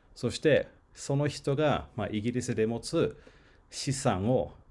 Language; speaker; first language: Japanese; non-native, fluent; English